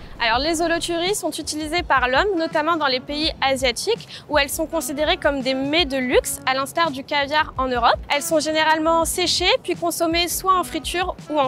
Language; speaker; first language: French; native; French